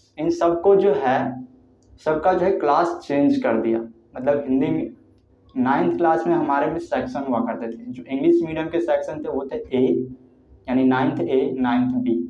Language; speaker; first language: Hindi; native; Hindi